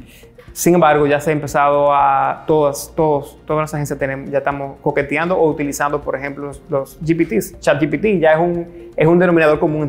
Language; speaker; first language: Spanish; native; Spanish